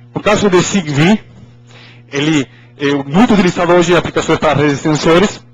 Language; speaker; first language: Portuguese; non-native, fluent; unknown